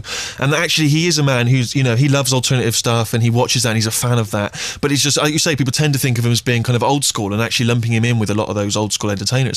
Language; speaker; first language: English; native; English